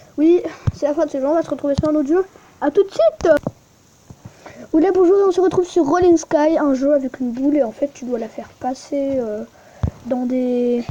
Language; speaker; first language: French; native; French